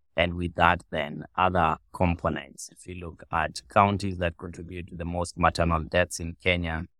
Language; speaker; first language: English; non-native, local second language; Luo (Kenya and Tanzania)